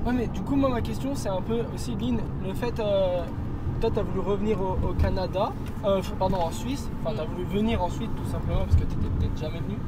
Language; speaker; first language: French; native; French